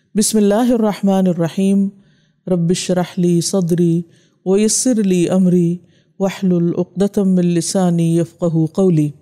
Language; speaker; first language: Urdu; native; Urdu